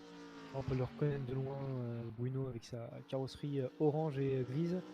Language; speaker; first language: French; native; French